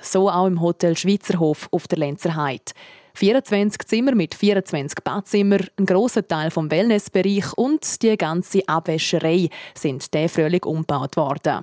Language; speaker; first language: German; native; German